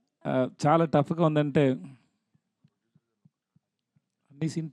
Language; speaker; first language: Telugu; non-native, learner; Tamil